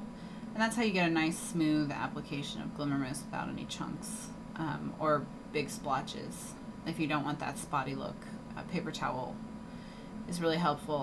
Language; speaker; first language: English; native; English